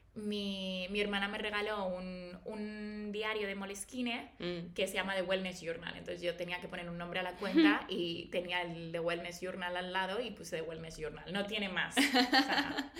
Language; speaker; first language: Spanish; native; Spanish